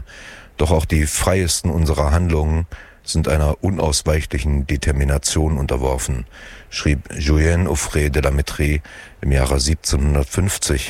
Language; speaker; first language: German; native; German